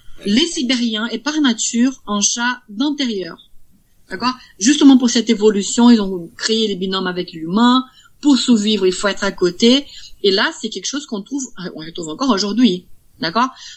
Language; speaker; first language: French; non-native, fluent; Portuguese